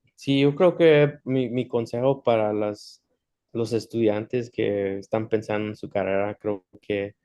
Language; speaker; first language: Spanish; early bilingual, heritage; Spanish